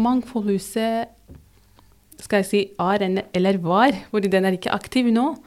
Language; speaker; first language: Norwegian; non-native, fluent; Turkish